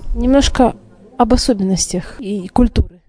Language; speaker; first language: Russian; native; Russian